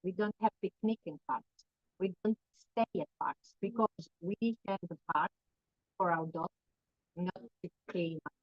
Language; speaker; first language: English; non-native, learner; Greek